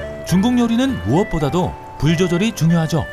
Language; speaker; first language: Korean; native; Korean